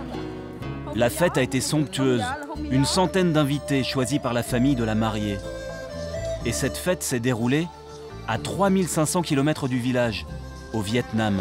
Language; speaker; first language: French; native; French